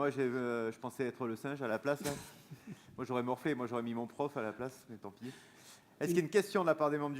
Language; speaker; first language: French; native; French